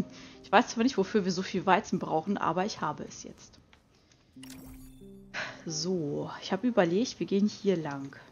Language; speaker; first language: German; native; German